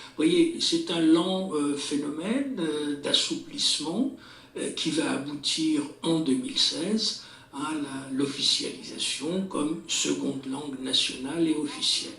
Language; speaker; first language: French; non-native, local second language; Kabyle